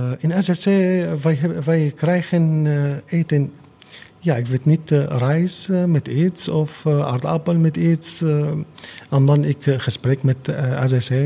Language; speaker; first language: Dutch; non-native, learner; Arabic